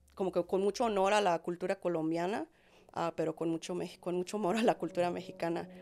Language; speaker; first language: Spanish; early bilingual, heritage; Spanish